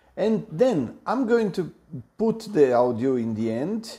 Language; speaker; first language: English; non-native, fluent; Portuguese